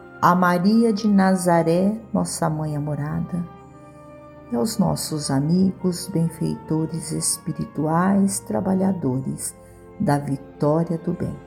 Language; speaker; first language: Portuguese; native; Portuguese